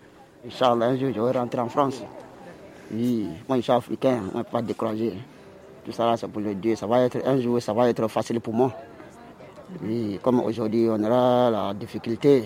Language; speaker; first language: French; non-native, learner; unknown